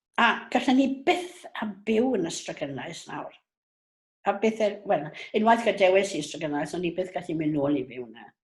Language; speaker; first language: Welsh; native; Welsh